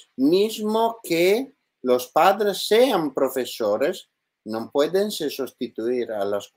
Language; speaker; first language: Spanish; non-native, learner; Italian